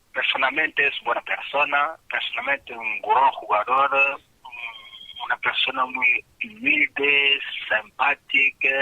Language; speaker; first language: Spanish; non-native, fluent; French